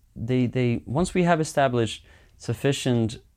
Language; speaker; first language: English; early bilingual, heritage; Finnish